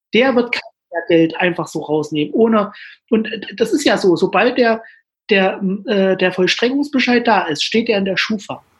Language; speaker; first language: German; native; German